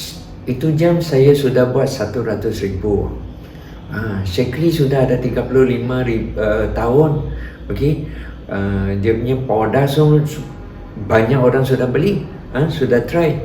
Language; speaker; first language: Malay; non-native, local second language; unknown